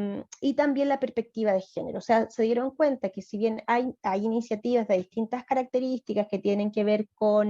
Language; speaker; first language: Spanish; native; Spanish